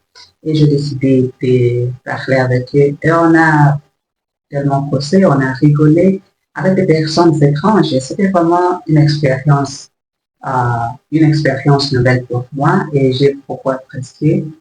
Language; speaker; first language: French; non-native, learner; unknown